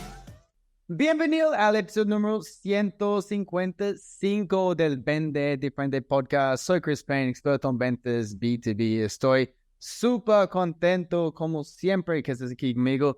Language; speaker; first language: Spanish; non-native, fluent; English